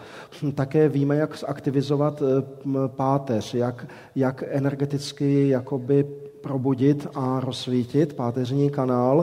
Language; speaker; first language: Czech; native; Czech